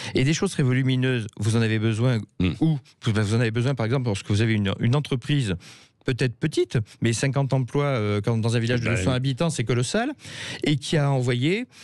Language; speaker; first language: French; native; French